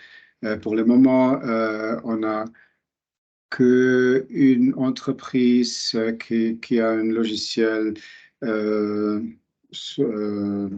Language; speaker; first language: French; non-native, local second language; German